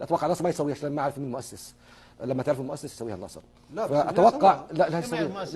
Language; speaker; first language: Arabic; native; Arabic